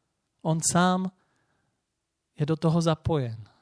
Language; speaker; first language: Czech; native; Czech